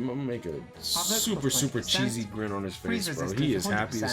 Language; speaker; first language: English; native; English